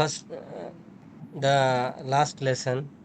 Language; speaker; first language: English; non-native, learner; Urdu